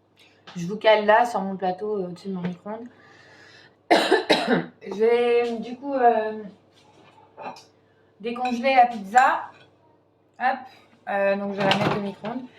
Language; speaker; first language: French; native; French